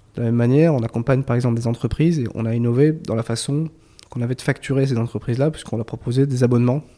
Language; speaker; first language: French; native; French